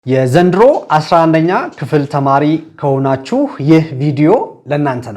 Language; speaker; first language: Amharic; native; Amharic